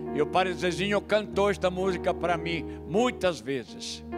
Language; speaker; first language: Portuguese; non-native, fluent; Italian